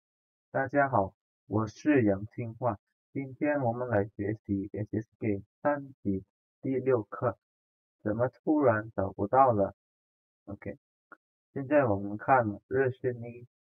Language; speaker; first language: Chinese; non-native, fluent; Indonesian